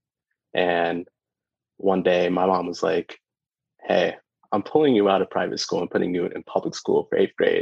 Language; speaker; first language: English; native; English